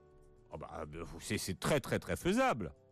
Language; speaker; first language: French; native; French